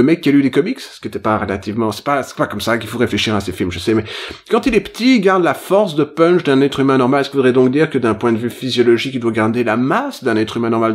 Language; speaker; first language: French; native; French